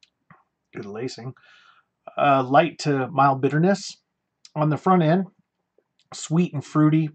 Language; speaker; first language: English; native; English